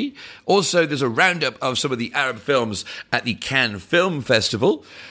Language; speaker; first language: English; native; English